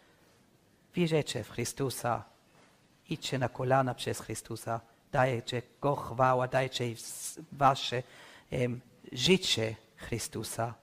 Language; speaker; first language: Polish; non-native, learner; English